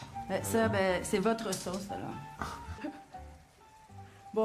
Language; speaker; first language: French; native; French